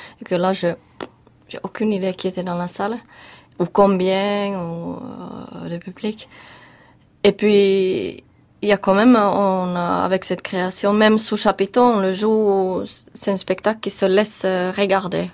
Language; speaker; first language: French; non-native, fluent; Finnish